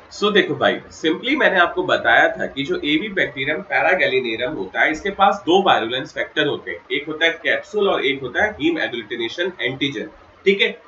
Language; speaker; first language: Hindi; native; Hindi